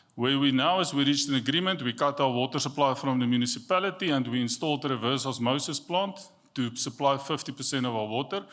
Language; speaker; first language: English; non-native, local second language; Afrikaans